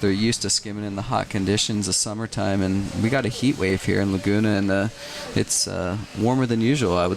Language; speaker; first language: English; native; English